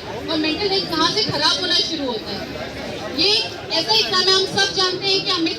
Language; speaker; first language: Hindi; native; Hindi